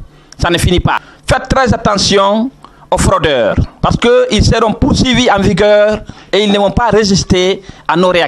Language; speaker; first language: French; non-native, local second language; Fula